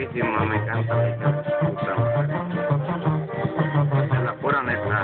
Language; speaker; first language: Spanish; native; Spanish